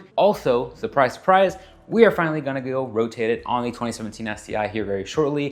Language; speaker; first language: English; native; English